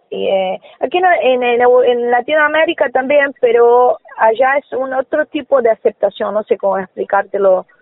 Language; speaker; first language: Spanish; non-native, fluent; Portuguese